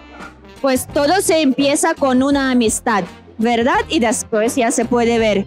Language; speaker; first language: Spanish; non-native, fluent; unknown